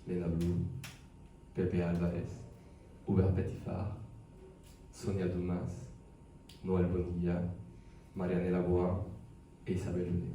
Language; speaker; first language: French; non-native, fluent; Spanish